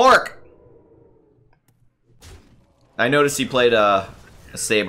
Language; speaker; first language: English; native; English